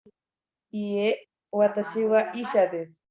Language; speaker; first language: Japanese; non-native, learner; Spanish